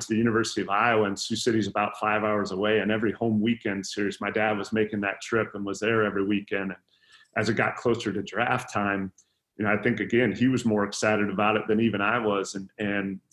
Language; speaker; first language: English; native; English